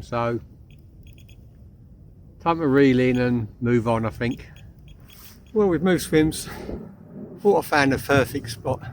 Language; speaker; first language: English; native; English